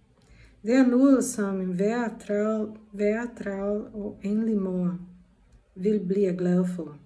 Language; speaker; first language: Danish; non-native, learner; Portuguese